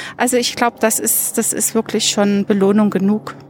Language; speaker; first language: German; native; German